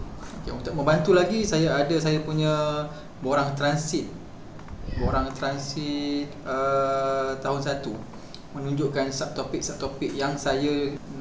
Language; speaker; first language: Malay; native; Malay